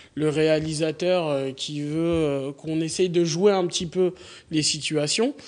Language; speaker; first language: French; native; French